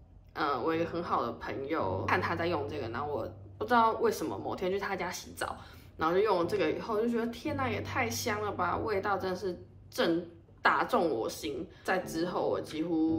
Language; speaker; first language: Chinese; native; Chinese